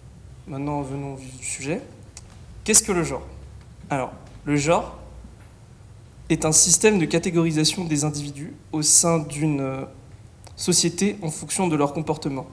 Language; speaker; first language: French; native; French